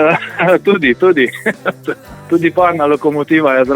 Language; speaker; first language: Slovenian; native; Slovenian